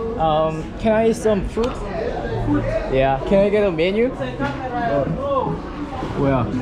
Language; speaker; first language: English; non-native, learner; Korean